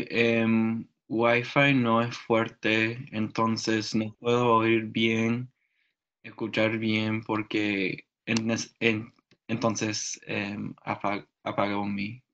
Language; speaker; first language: Spanish; non-native, learner; English